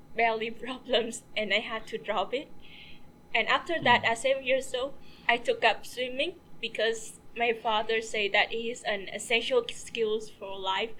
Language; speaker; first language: English; non-native, fluent; Vietnamese